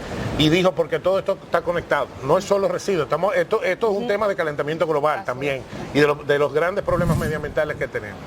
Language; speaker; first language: Spanish; native; Spanish